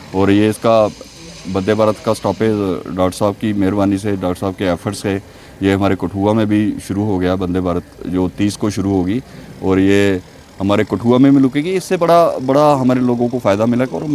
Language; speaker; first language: Hindi; native; Hindi